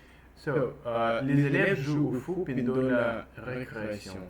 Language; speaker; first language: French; non-native, learner; Russian